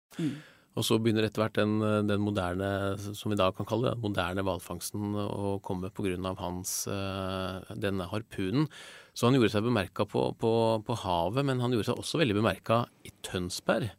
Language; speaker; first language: Norwegian; native; Norwegian